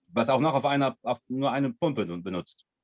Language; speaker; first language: German; non-native, fluent; French